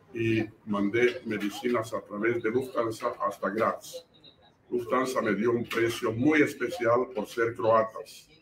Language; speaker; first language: Spanish; non-native, fluent; Croatian